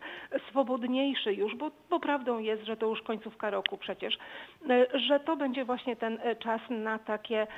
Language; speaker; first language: Polish; native; Polish